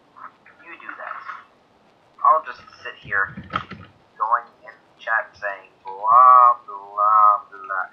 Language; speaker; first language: English; native; English